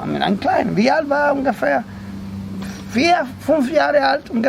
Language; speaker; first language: German; non-native, learner; Spanish